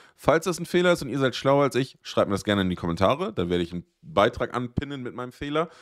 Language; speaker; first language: German; native; German